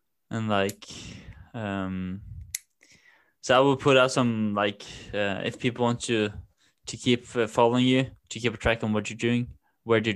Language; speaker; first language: English; non-native, fluent; Norwegian